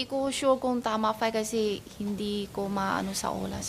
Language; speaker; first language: Filipino; non-native, learner; Chinese